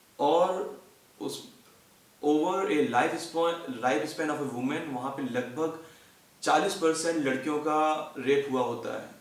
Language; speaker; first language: Hindi; native; Hindi